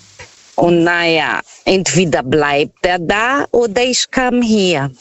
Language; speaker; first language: German; non-native, learner; Portuguese